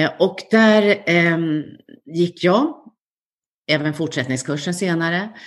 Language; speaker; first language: Swedish; native; Swedish